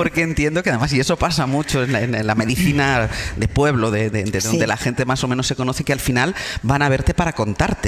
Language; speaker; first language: Spanish; native; Spanish